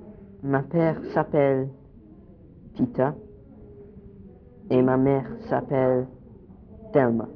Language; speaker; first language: French; non-native, learner; English